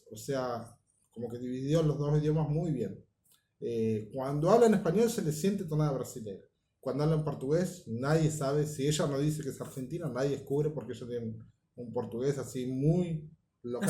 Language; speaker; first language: Spanish; native; Spanish